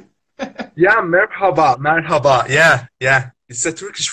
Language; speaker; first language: English; non-native, learner; Turkish